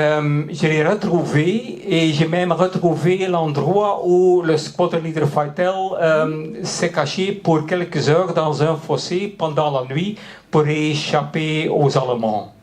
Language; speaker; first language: French; non-native, local second language; Dutch